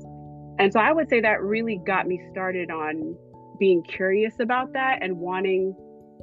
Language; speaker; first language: English; native; English